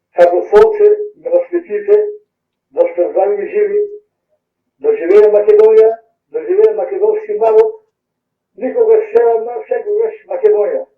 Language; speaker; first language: Macedonian; early bilingual, heritage; Macedonian